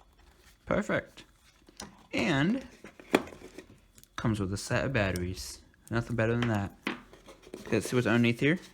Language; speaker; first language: English; native; English